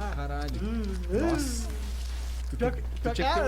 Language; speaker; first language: Portuguese; native; Portuguese